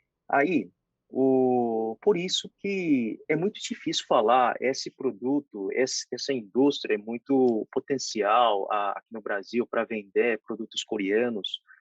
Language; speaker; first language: Portuguese; non-native, fluent; Korean